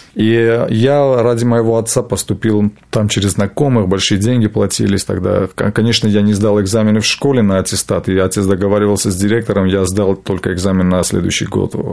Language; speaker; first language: Russian; non-native, local second language; Armenian